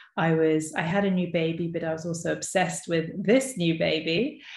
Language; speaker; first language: English; native; English